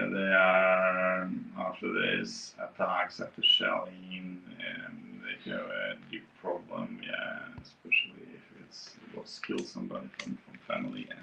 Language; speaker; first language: English; non-native, learner; Ukrainian